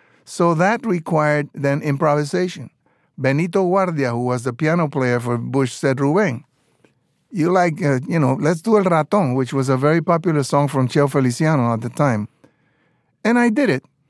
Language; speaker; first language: English; non-native, fluent; Spanish